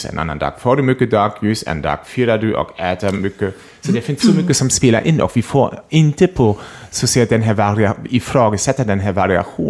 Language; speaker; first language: Swedish; non-native, fluent; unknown